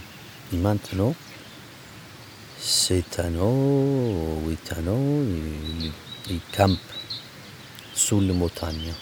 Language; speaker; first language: French; non-native, learner; Kurdish